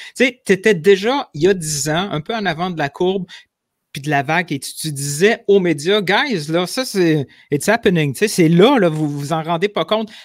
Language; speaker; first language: French; native; French